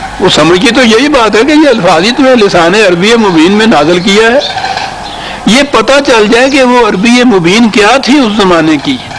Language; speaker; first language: Urdu; non-native, local second language; Punjabi